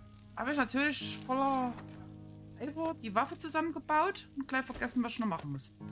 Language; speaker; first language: German; native; German